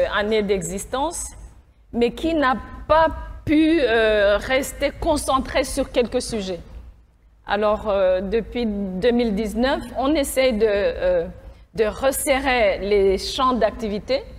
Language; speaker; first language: French; non-native, local second language; Kinyarwanda